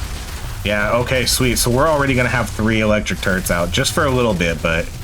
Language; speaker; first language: English; native; English